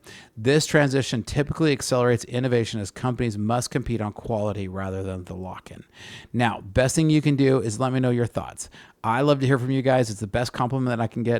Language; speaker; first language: English; native; English